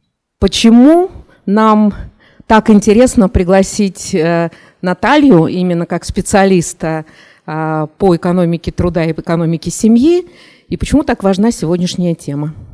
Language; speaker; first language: Russian; native; Russian